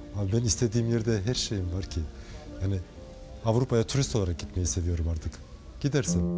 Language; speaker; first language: Turkish; early bilingual, heritage; Turkish